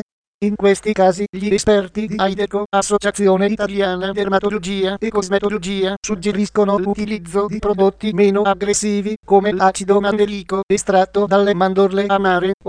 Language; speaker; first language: Italian; native; Italian